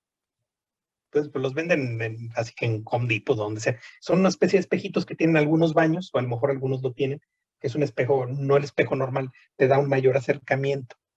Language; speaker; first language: Spanish; native; Spanish